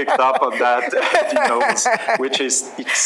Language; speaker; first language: English; non-native, fluent; German